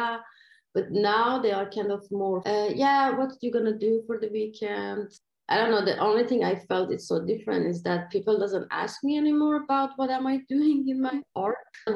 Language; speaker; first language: English; non-native, fluent; Persian